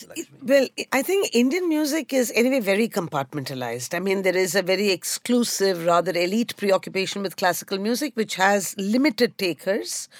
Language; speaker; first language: English; non-native, local second language; Bangla